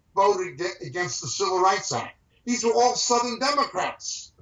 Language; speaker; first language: English; native; English